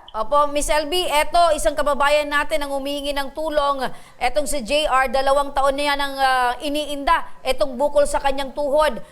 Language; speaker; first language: Filipino; non-native, local second language; Bikol